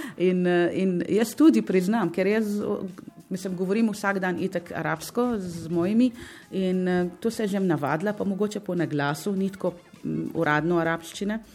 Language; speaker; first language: Slovenian; non-native, fluent; Arabic